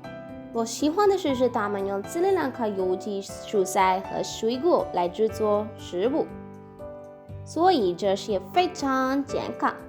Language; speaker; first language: Chinese; non-native, learner; Sinhala